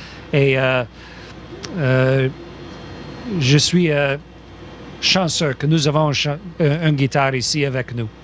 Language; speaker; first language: French; non-native, local second language; English